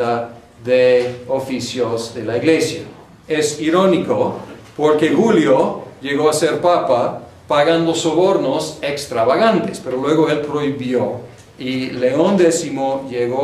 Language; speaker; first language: Spanish; non-native, fluent; English